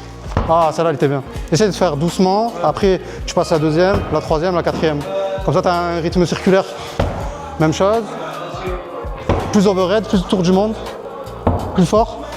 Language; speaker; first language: French; native; French